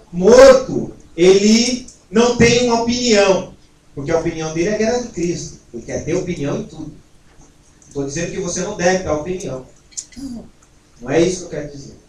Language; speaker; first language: Portuguese; native; Portuguese